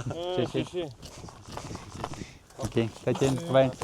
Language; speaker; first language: Chinese; non-native, learner; French